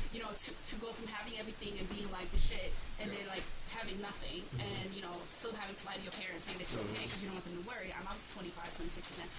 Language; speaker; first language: English; early bilingual, other home language; Bosnian